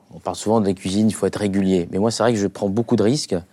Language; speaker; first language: French; non-native, local second language; Arabic